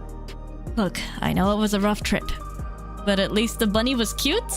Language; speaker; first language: English; native; English